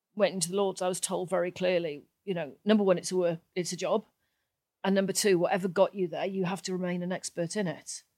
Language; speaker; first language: English; native; English